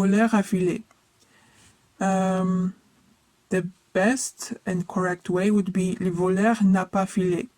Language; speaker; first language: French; non-native, fluent; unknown